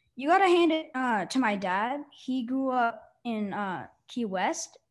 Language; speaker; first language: English; native; English